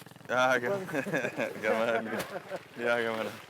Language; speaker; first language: Vietnamese; non-native, learner; English